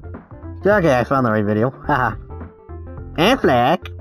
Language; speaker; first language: English; native; English